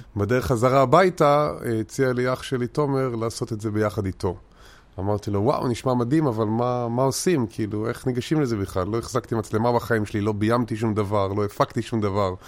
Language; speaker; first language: Hebrew; native; Hebrew